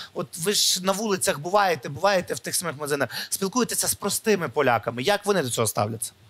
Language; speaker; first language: Ukrainian; native; Ukrainian